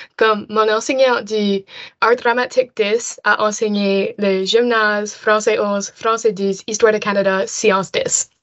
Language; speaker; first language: French; non-native, local second language; English